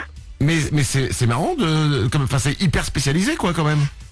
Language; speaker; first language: French; native; French